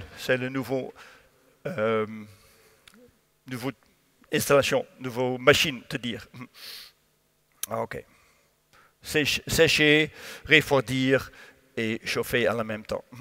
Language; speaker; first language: French; non-native, learner; Dutch